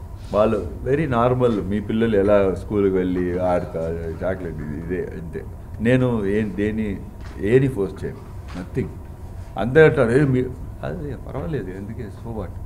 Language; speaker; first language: Telugu; non-native, learner; Tamil